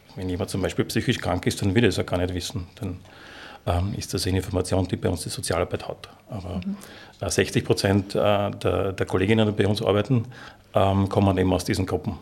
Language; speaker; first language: German; native; German